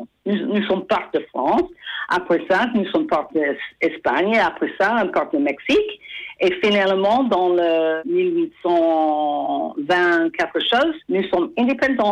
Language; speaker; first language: French; non-native, fluent; English